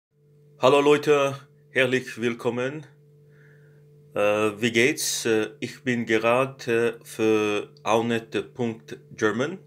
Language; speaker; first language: German; non-native, learner; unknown